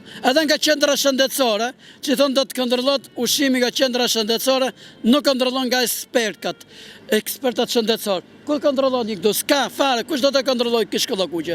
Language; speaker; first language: Albanian; native; Albanian